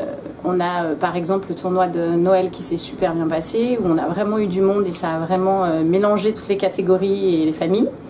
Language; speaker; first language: French; native; French